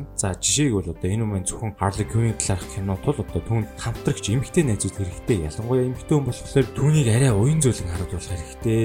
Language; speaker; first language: Mongolian; native; Mongolian